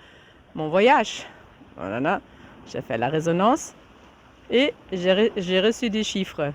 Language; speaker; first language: French; non-native, fluent; German